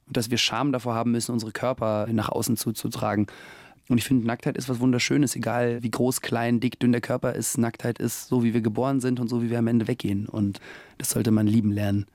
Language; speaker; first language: German; early bilingual, other home language; Russian